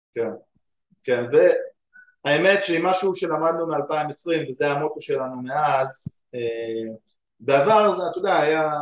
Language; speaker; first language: Hebrew; native; Hebrew